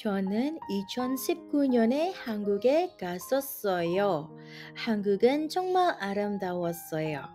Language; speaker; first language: Korean; non-native, fluent; Indonesian